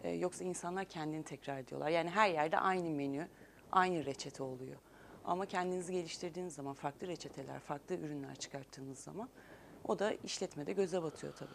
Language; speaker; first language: Turkish; native; Turkish